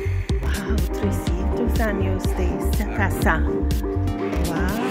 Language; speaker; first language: Spanish; non-native, learner; English